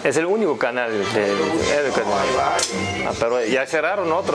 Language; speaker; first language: Spanish; non-native, learner; Korean